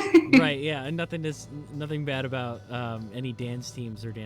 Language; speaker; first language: English; native; English